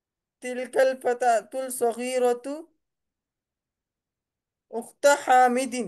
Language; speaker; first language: Arabic; non-native, learner; Urdu